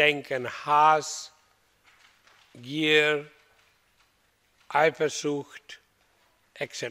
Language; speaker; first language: German; non-native, fluent; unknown